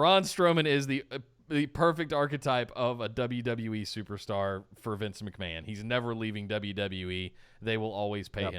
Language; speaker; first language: English; native; English